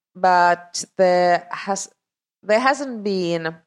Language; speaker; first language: English; non-native, fluent; Finnish